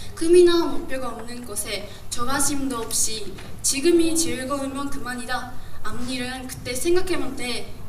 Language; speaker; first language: Korean; non-native, learner; Japanese